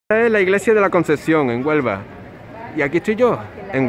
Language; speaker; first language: Spanish; native; Spanish